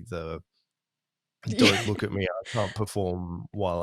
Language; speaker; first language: English; native; English